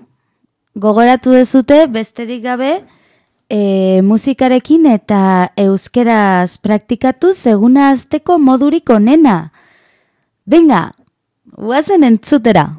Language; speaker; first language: Basque; non-native, learner; Spanish